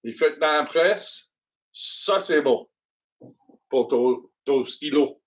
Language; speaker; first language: French; non-native, learner; English